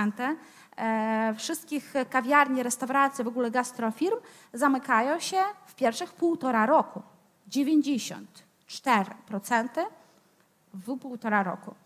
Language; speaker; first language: Polish; non-native, fluent; Ukrainian